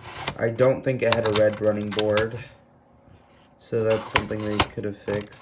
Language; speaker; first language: English; native; English